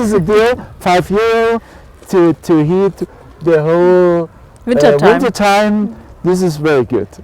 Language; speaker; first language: English; non-native, learner; German